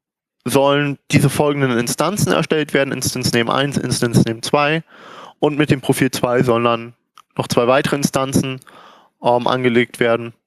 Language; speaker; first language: German; native; German